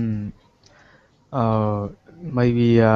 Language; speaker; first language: English; non-native, learner; Vietnamese